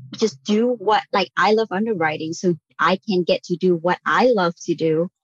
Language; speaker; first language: English; non-native, fluent; Vietnamese